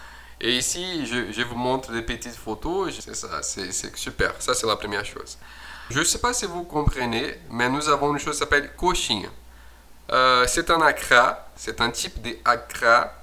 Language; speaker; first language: French; non-native, fluent; Portuguese